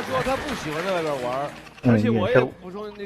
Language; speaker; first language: Chinese; native; Chinese